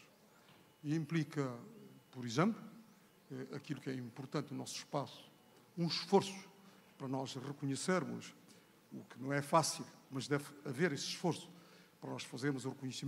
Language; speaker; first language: Portuguese; non-native, local second language; Kabuverdianu